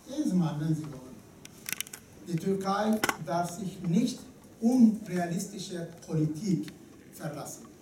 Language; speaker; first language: German; non-native, fluent; Turkish